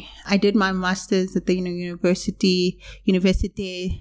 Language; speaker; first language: English; non-native, local second language; Zulu